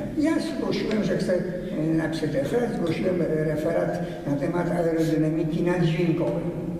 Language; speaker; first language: Polish; early bilingual, heritage; Polish